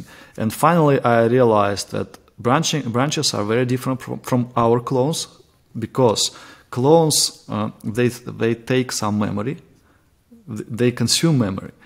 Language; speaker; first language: English; non-native, fluent; Russian